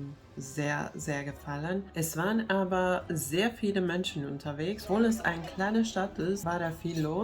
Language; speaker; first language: German; non-native, fluent; Finnish